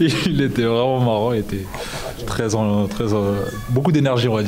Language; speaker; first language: French; native; French